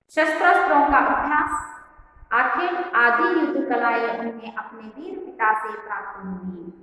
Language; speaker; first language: Hindi; non-native, local second language; Kannada